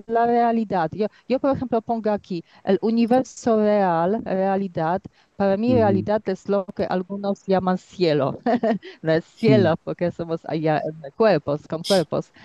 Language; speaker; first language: Spanish; non-native, learner; Polish